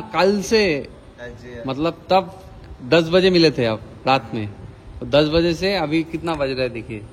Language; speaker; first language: Hindi; non-native, local second language; Bangla